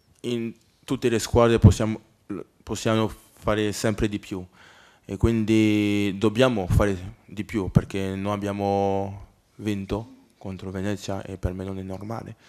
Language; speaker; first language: Italian; non-native, learner; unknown